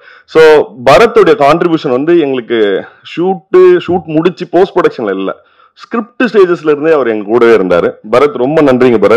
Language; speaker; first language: Tamil; native; Tamil